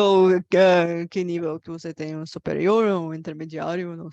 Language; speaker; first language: Portuguese; non-native, fluent; Bulgarian